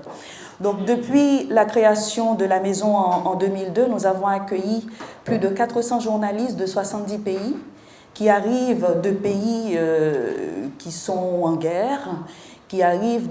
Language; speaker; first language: French; non-native, local second language; Haitian Creole